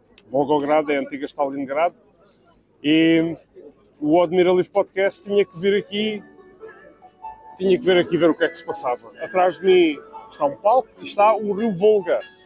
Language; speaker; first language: Portuguese; native; Portuguese